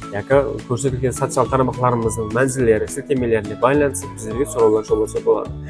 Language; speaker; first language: Uzbek; non-native, local second language; Kara-Kalpak